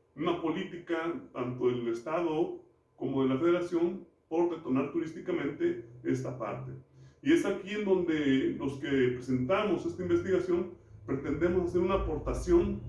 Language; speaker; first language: Spanish; native; Spanish